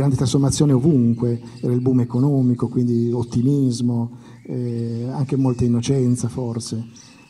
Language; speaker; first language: Italian; native; Italian